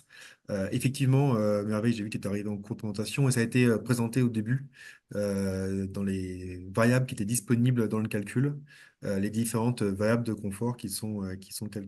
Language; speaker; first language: French; native; French